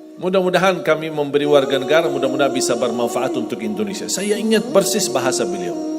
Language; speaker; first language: Indonesian; non-native, fluent; Arabic